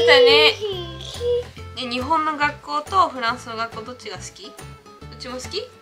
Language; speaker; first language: Japanese; native; Japanese